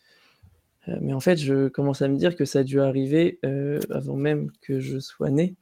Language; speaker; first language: French; native; French